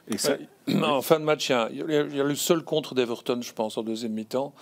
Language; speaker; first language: French; native; French